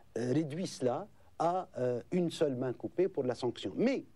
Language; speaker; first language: French; non-native, local second language; Arabic